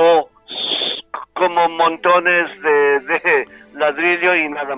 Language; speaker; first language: Spanish; non-native, fluent; English